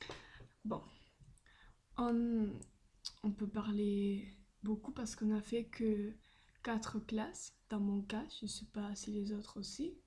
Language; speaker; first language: French; non-native, learner; Spanish